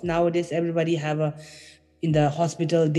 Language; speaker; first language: English; non-native, fluent; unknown